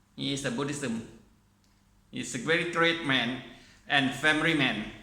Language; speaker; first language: English; non-native, learner; Thai